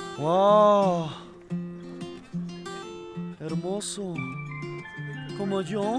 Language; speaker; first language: Spanish; non-native, fluent; Korean